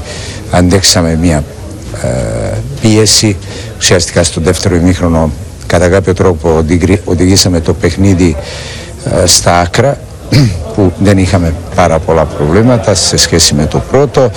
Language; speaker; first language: Greek; non-native, fluent; Serbian